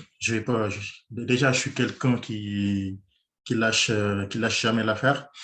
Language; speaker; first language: French; non-native, local second language; Wolof